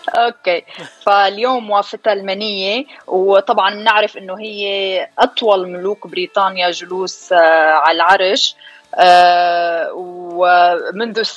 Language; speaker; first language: Arabic; native; Arabic